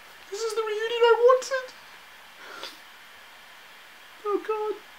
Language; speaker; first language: English; native; English